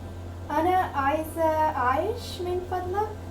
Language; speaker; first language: Arabic; non-native, learner; English